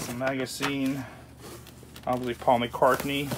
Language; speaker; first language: English; non-native, fluent; German